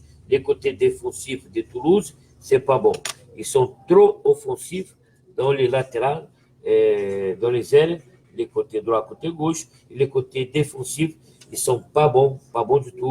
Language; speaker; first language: French; non-native, fluent; Portuguese